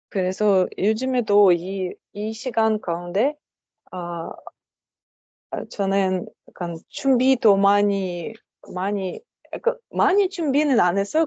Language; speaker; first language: Korean; non-native, learner; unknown